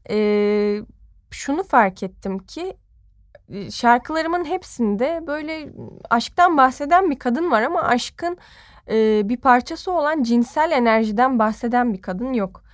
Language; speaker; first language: Turkish; native; Turkish